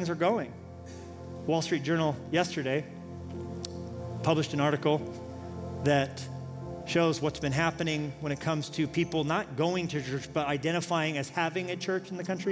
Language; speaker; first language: English; native; English